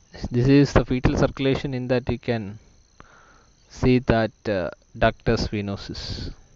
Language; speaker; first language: English; non-native, local second language; Malayalam